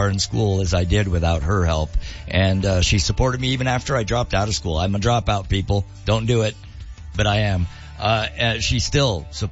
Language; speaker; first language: English; native; English